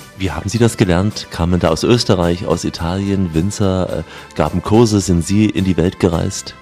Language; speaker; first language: German; native; German